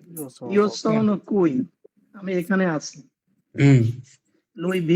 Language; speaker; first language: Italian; non-native, learner; Bangla